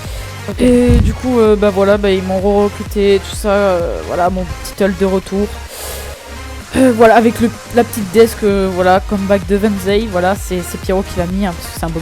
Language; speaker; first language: French; native; French